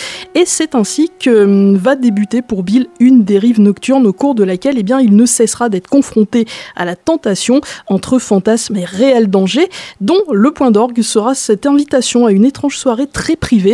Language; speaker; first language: French; native; French